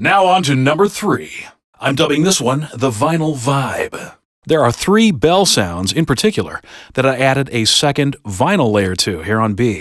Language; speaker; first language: English; native; English